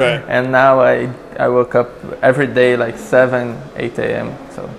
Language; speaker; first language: English; non-native, learner; Portuguese